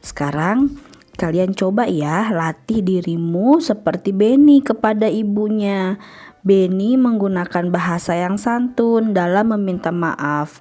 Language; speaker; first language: Indonesian; native; Indonesian